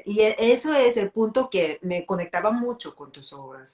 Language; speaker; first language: Spanish; non-native, fluent; Korean